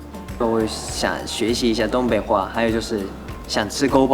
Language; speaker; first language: Chinese; non-native, learner; Japanese